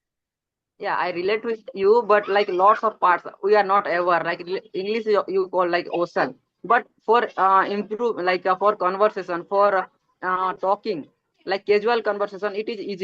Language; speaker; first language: English; non-native, learner; Odia